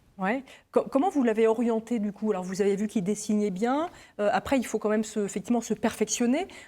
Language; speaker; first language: French; native; French